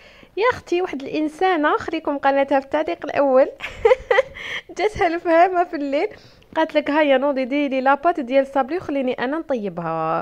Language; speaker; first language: Arabic; native; Arabic